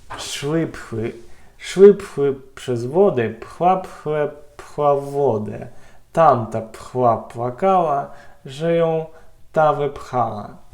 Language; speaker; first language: Polish; non-native, learner; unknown